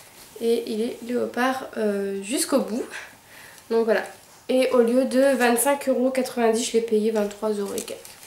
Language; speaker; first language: French; native; French